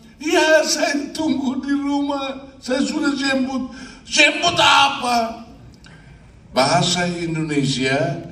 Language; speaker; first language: Indonesian; non-native, fluent; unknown